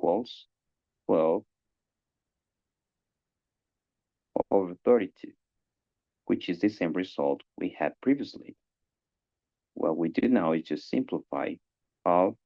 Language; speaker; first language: English; non-native, fluent; Spanish